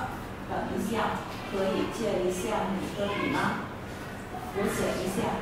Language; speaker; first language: Chinese; non-native, learner; Vietnamese